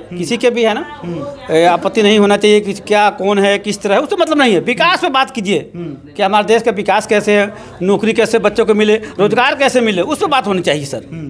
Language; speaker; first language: Hindi; native; Hindi